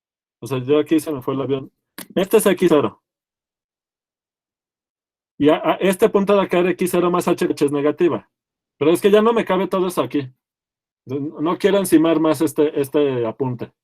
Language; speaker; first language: Spanish; native; Spanish